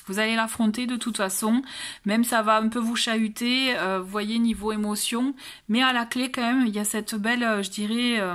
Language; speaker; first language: French; native; French